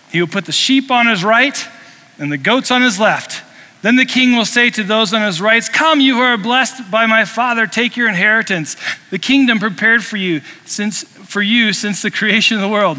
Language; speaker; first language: English; native; English